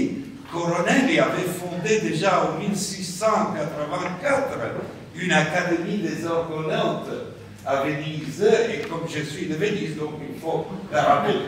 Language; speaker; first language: French; non-native, fluent; Italian